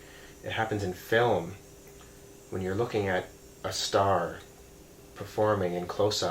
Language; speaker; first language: English; native; English